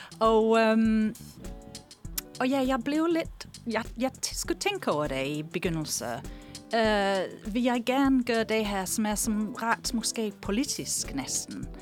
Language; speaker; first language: Danish; non-native, fluent; English